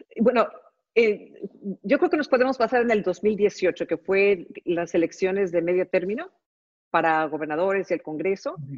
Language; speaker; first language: Spanish; early bilingual, heritage; Spanish